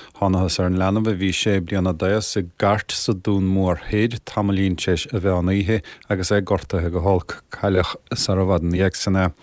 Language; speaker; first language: Irish; native; Irish